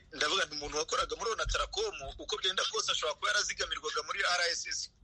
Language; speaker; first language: Kinyarwanda; native; Kinyarwanda